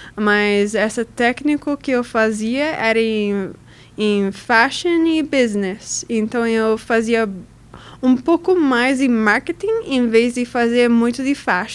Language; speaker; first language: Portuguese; non-native, learner; English